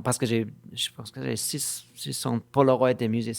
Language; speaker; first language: French; non-native, fluent; German